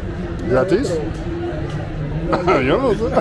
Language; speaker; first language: Spanish; non-native, learner; English